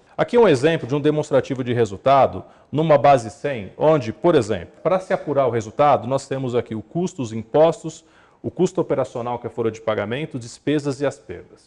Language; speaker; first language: Portuguese; native; Portuguese